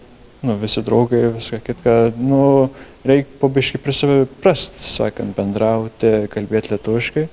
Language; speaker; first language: Lithuanian; early bilingual, heritage; Lithuanian